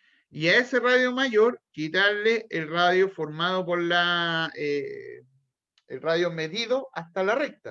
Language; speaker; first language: Spanish; native; Spanish